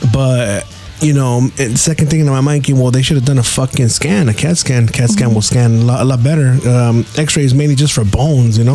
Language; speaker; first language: English; early bilingual, other home language; Spanish